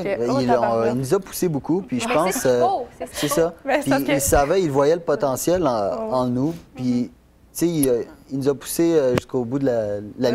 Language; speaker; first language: French; native; French